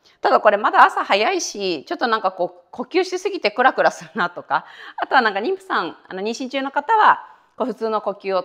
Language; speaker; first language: Japanese; native; Japanese